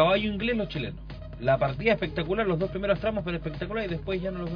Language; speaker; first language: Spanish; native; Spanish